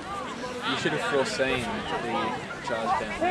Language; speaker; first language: English; native; English